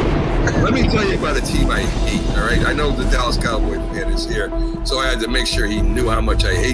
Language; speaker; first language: English; native; English